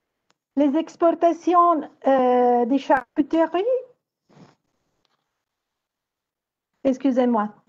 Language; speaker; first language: French; non-native, fluent; Italian